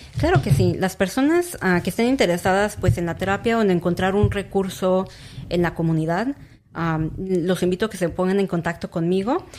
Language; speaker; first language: Spanish; early bilingual, heritage; Spanish